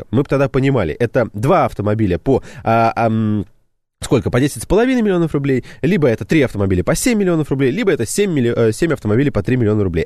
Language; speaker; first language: Russian; native; Russian